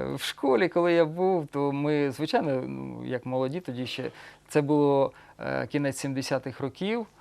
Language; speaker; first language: Ukrainian; non-native, local second language; Russian